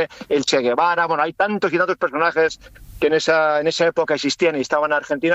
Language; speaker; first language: Spanish; native; Spanish